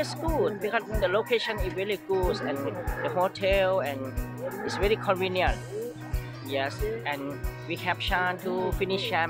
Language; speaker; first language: English; non-native, learner; Thai